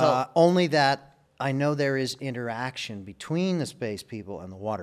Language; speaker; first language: English; native; English